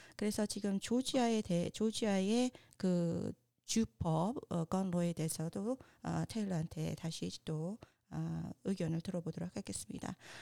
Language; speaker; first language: Korean; native; Korean